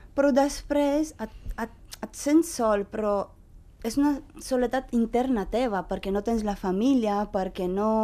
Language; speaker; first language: Catalan; non-native, fluent; Romanian